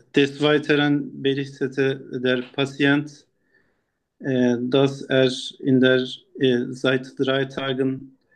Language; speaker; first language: German; non-native, learner; Turkish